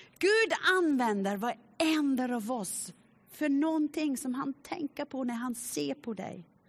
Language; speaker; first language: Swedish; non-native, fluent; German